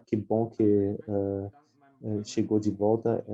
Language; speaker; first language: Portuguese; non-native, fluent; German